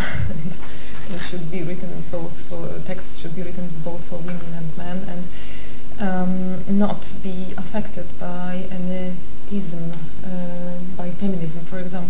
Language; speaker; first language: English; non-native, fluent; Polish